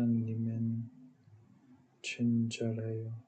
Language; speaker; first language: Korean; non-native, learner; English